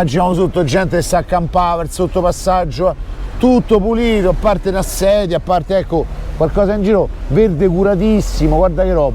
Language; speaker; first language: Italian; native; Italian